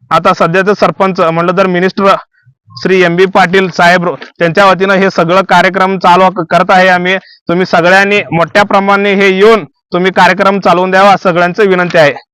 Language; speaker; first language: Marathi; non-native, local second language; Kannada